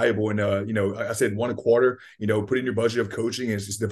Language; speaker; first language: English; native; English